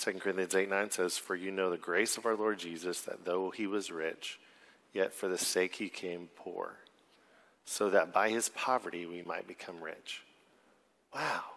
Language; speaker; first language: English; native; English